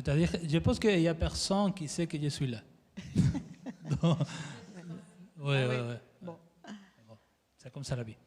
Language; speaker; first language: French; non-native, fluent; Spanish